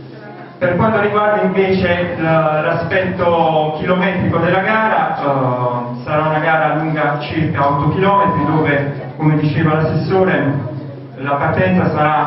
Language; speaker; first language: Italian; native; Italian